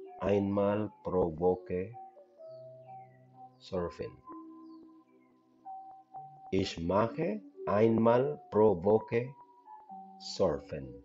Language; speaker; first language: German; non-native, learner; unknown